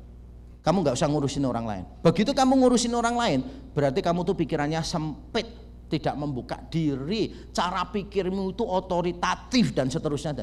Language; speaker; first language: Indonesian; native; Indonesian